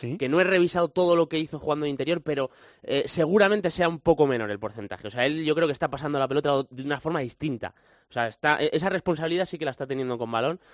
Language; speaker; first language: Spanish; native; Spanish